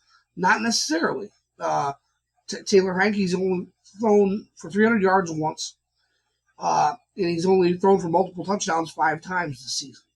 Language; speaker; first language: English; native; English